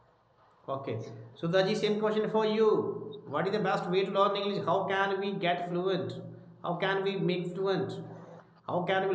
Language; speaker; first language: English; non-native, local second language; Hindi